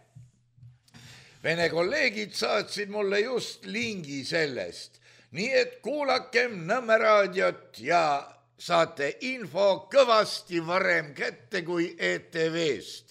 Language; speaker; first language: Estonian; native; Estonian